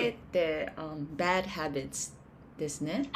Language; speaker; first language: Japanese; non-native, learner; English